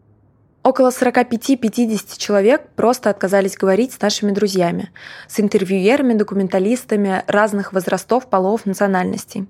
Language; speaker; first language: Russian; native; Russian